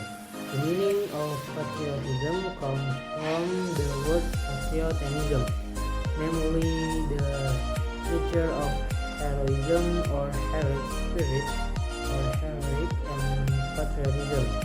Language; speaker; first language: English; non-native, learner; Indonesian